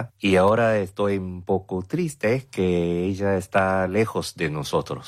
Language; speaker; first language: Spanish; non-native, fluent; English